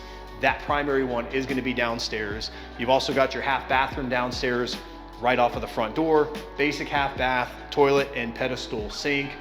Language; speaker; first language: English; native; English